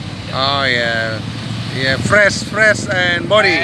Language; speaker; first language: English; non-native, learner; Indonesian